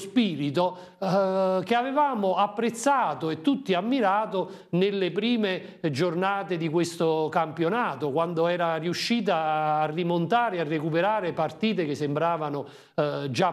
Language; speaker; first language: Italian; native; Italian